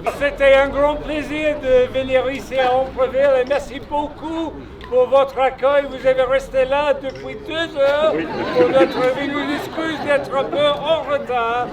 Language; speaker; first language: French; non-native, learner; English